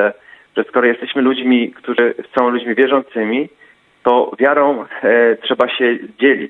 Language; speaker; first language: Polish; native; Polish